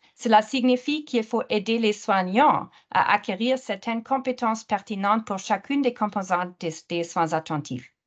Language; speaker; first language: French; non-native, fluent; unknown